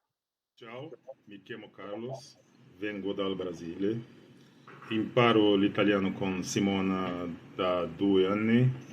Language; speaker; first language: Italian; non-native, learner; Portuguese